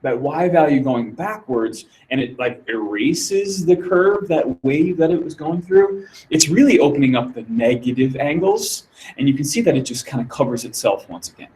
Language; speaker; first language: English; native; English